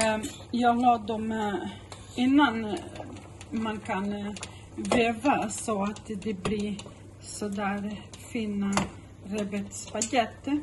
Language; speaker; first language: Swedish; non-native, local second language; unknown